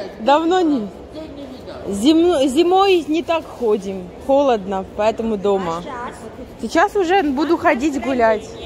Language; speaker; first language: Russian; native; Russian